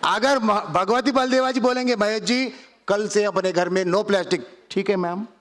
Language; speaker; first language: Hindi; non-native, local second language; Telugu